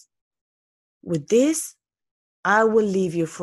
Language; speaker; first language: English; non-native, fluent; Romanian